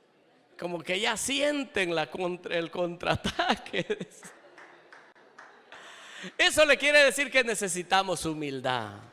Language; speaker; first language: Spanish; native; Spanish